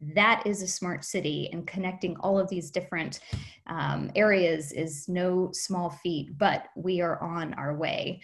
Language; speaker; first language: English; native; English